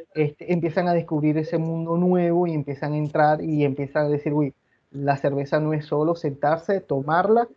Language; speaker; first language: Spanish; native; Spanish